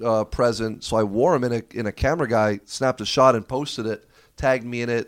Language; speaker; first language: English; native; English